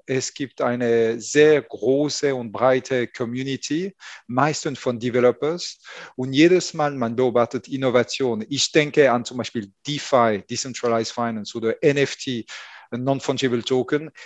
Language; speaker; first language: German; non-native, fluent; French